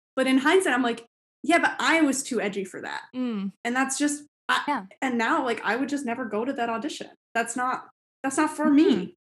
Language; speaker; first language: English; native; English